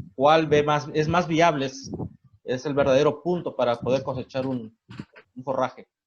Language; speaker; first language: Spanish; native; Spanish